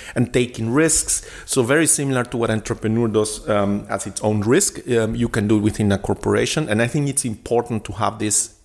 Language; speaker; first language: English; non-native, fluent; Spanish